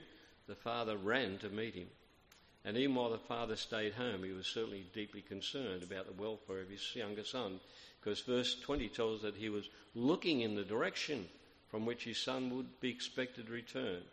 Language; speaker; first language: English; native; English